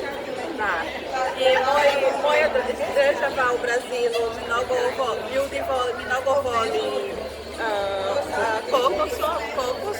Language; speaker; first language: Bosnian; non-native, learner; Portuguese